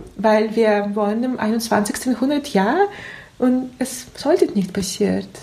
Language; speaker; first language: German; non-native, learner; Russian